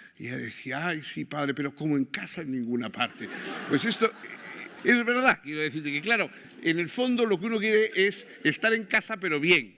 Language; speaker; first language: Spanish; native; Spanish